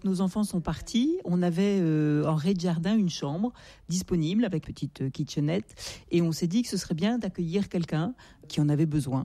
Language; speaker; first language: French; native; French